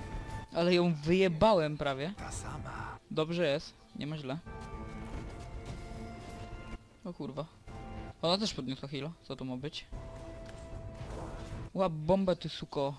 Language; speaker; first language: Polish; native; Polish